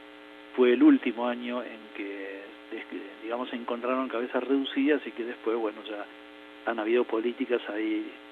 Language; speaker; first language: Spanish; native; Spanish